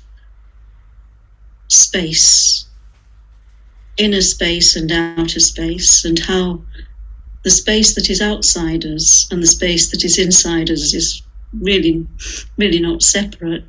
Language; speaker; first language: English; native; English